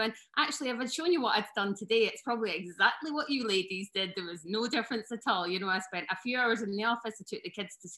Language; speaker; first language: English; native; English